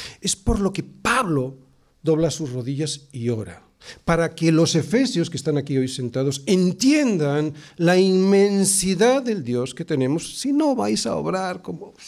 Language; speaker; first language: Spanish; native; Spanish